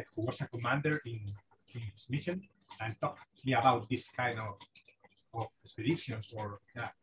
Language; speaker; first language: English; non-native, fluent; Spanish